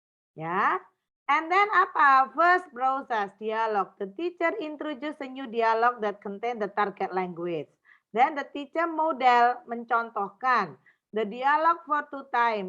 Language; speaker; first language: English; non-native, fluent; Indonesian